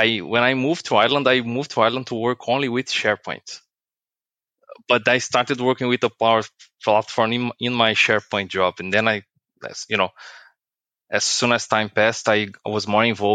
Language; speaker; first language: English; non-native, fluent; Portuguese